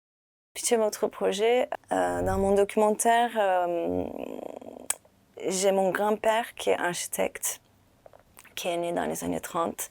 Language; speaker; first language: French; non-native, fluent; Turkish